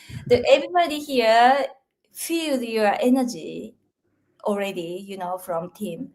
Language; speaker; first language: English; non-native, learner; Japanese